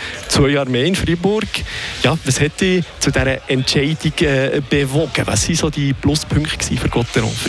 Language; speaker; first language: German; native; German